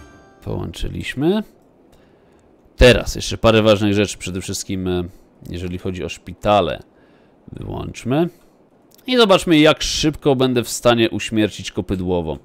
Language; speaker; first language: Polish; native; Polish